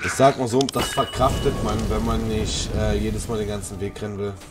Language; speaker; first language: German; native; German